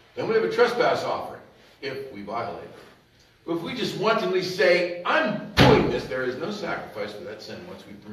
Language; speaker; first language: English; native; English